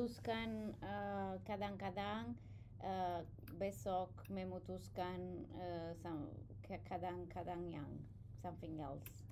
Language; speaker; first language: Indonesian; non-native, learner; English